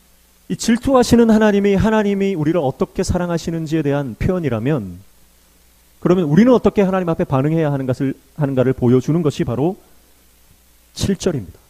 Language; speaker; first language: Korean; native; Korean